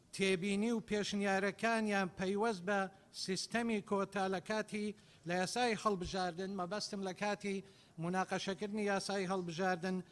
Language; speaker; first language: Central Kurdish; non-native, local second language; Assyrian Neo-Aramaic